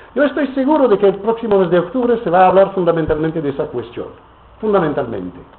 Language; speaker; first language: Spanish; non-native, fluent; French